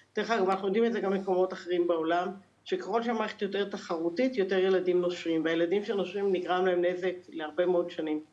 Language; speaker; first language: Hebrew; native; Hebrew